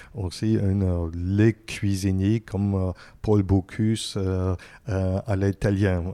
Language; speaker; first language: French; non-native, fluent; German